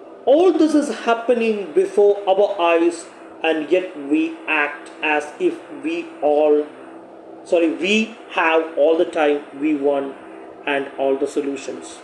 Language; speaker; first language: English; non-native, local second language; Malayalam